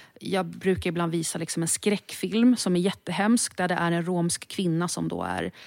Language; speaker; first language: Swedish; native; Swedish